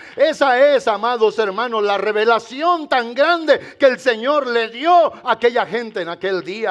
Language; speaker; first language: Spanish; native; Spanish